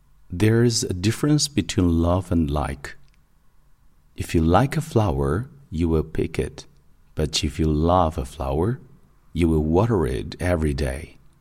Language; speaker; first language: English; non-native, fluent; Chinese